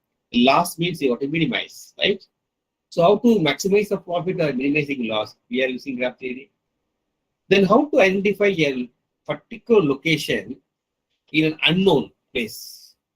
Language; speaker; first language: English; non-native, local second language; Tamil